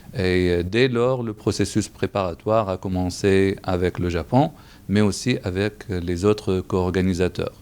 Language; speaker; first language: French; non-native, local second language; Arabic